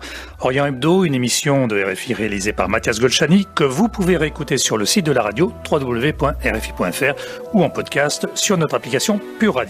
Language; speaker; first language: French; native; French